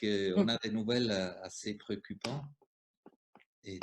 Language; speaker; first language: French; non-native, fluent; Italian